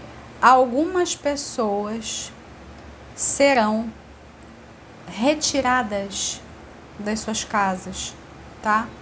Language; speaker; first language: Portuguese; native; Portuguese